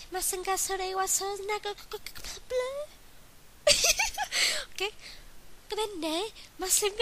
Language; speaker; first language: Japanese; non-native, learner; English